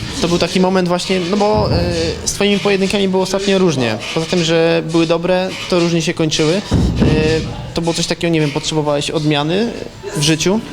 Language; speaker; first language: Polish; native; Polish